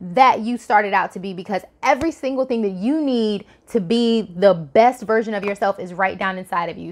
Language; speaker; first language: English; native; English